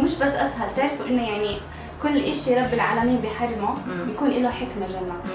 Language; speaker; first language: Arabic; native; Arabic